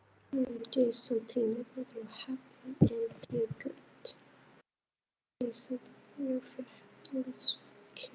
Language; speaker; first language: English; non-native, learner; Vietnamese